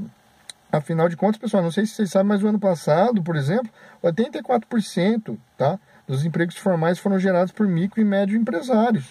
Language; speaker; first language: Portuguese; native; Portuguese